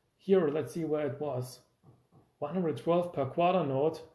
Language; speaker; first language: English; non-native, fluent; German